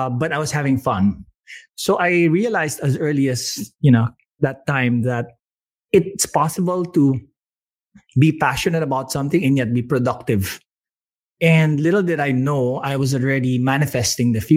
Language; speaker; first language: English; non-native, local second language; Filipino